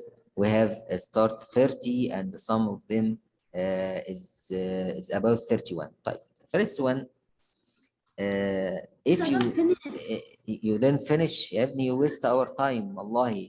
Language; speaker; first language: English; non-native, fluent; Arabic